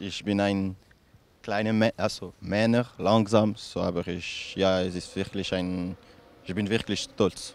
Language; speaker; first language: German; non-native, local second language; French